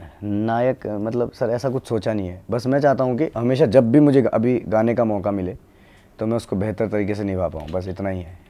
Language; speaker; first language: Hindi; native; Hindi